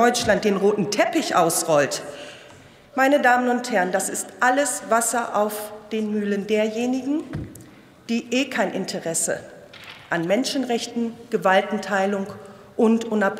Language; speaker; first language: German; early bilingual, other home language; Turkish